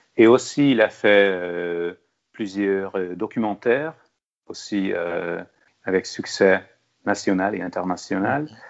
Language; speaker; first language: French; non-native, fluent; Hungarian